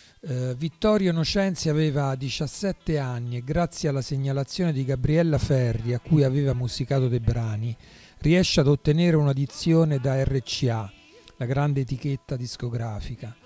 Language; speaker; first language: Italian; native; Italian